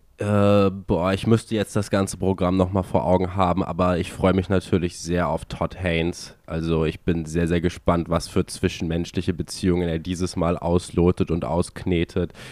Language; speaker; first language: German; native; German